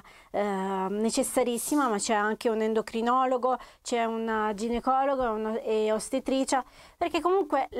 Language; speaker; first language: Italian; native; Italian